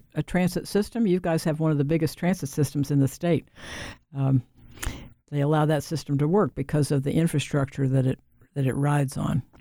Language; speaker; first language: English; native; English